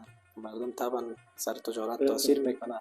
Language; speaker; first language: Persian; native; Persian